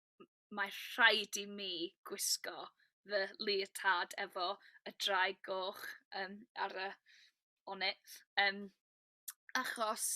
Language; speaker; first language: Welsh; non-native, learner; English